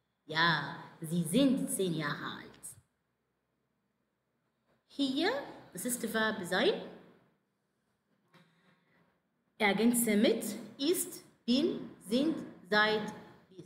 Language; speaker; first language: German; non-native, fluent; Arabic